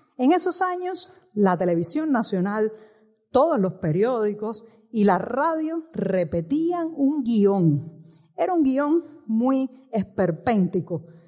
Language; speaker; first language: Spanish; native; Spanish